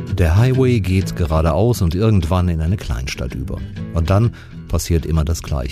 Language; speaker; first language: German; native; German